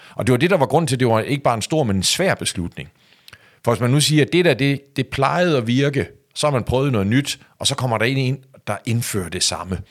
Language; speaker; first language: Danish; native; Danish